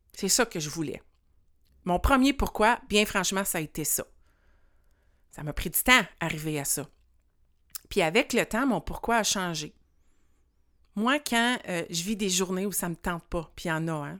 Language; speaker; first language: French; native; French